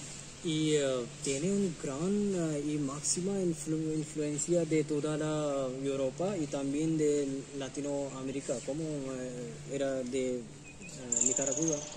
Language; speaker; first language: Spanish; non-native, learner; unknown